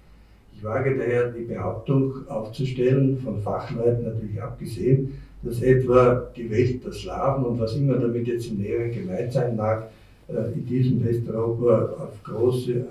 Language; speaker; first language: German; native; German